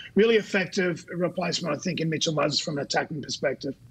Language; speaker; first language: English; native; English